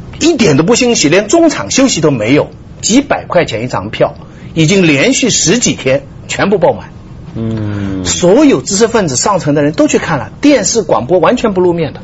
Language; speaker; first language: Chinese; native; Chinese